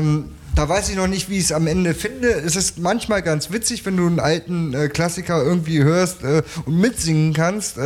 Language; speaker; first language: German; native; German